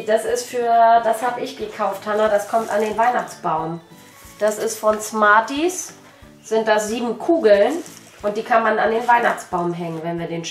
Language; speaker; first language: German; native; German